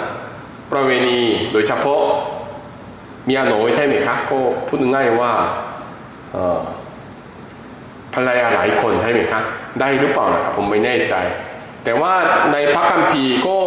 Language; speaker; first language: Thai; non-native, fluent; Korean